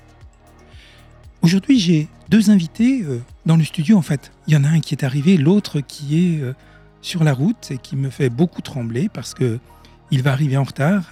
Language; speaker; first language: French; native; French